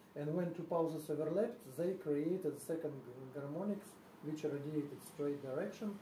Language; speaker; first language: English; non-native, fluent; Russian